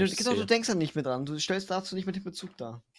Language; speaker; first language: German; native; German